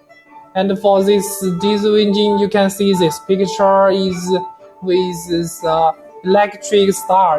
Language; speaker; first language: English; non-native, learner; Chinese